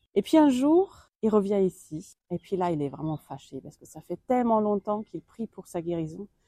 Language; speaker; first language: French; non-native, fluent; German